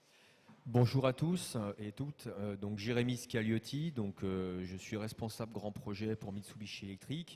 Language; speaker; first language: French; native; French